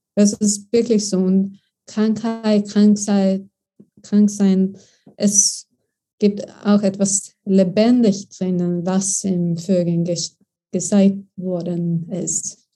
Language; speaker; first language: German; non-native, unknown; Swedish